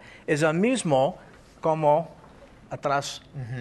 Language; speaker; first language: Spanish; non-native, fluent; English